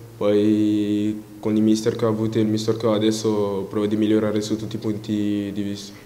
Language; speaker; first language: Italian; non-native, fluent; French